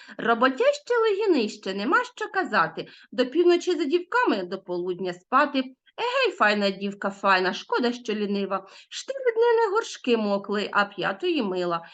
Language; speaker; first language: Ukrainian; native; Ukrainian